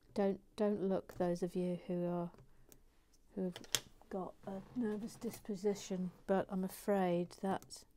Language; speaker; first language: English; native; English